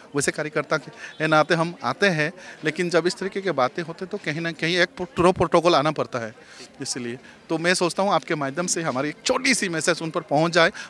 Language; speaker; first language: Hindi; non-native, local second language; Chakma